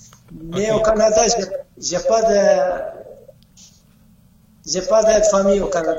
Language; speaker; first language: French; non-native, learner; Arabic